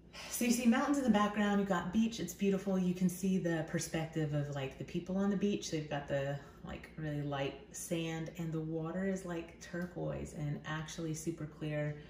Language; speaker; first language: English; native; English